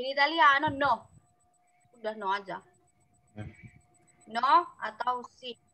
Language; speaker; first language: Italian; non-native, fluent; Indonesian